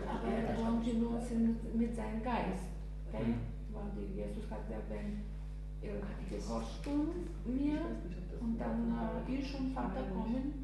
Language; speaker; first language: German; non-native, learner; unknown